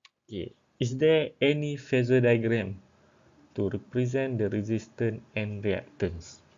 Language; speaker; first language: English; non-native, local second language; Malay